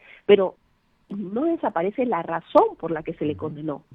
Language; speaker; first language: Spanish; native; Spanish